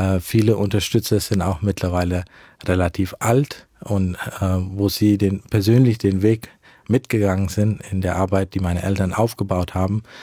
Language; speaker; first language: German; early bilingual, heritage; German